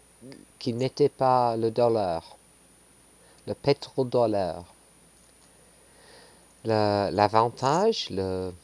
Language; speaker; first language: French; non-native, learner; English